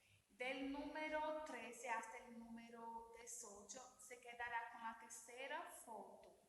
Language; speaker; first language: Spanish; non-native, learner; Portuguese